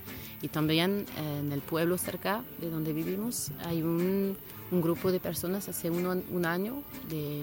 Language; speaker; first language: Spanish; non-native, fluent; French